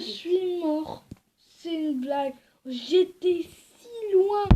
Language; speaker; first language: French; native; French